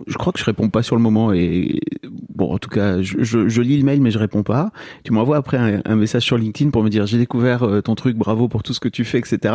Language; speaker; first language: French; native; French